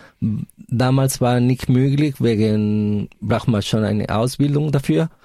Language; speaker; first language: German; non-native, fluent; Spanish